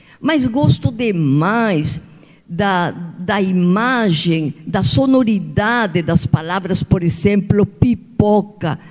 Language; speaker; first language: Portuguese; non-native, fluent; Spanish